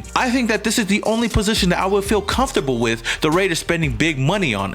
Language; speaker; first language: English; native; English